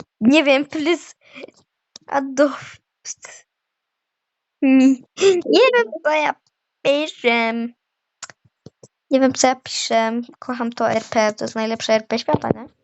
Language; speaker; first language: Polish; native; Polish